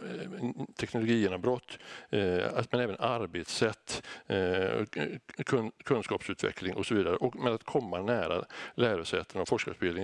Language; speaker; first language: Swedish; native; Swedish